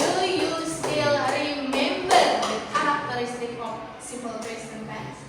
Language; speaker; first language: English; non-native, learner; Indonesian